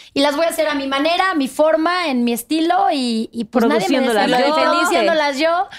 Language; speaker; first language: Spanish; native; Spanish